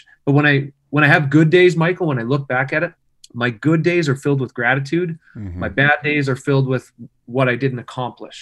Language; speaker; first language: English; native; English